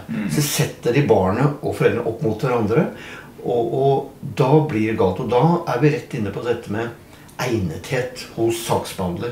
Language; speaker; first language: Norwegian; native; Norwegian